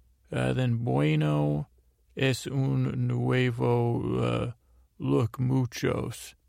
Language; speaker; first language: Spanish; non-native, learner; English